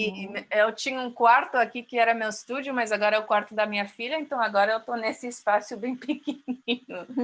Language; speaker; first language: Portuguese; early bilingual, heritage; Portuguese